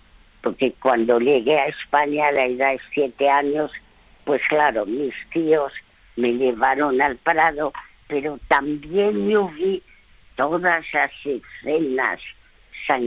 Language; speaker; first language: Spanish; early bilingual, other home language; French